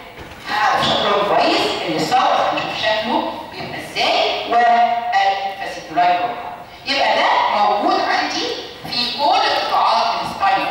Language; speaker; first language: Arabic; native; Arabic